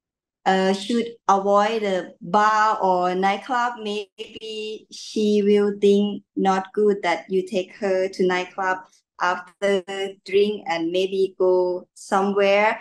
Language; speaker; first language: English; non-native, learner; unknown